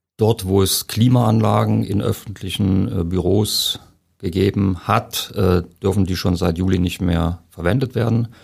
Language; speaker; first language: German; native; German